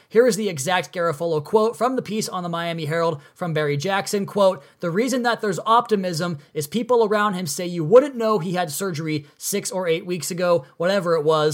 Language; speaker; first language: English; native; English